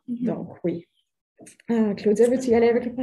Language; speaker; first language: French; native; French